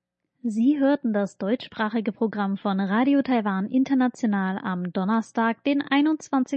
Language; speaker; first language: German; native; German